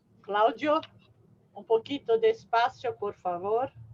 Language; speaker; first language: Spanish; non-native, learner; Portuguese